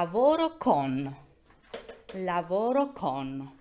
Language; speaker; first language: Italian; non-native, fluent; Albanian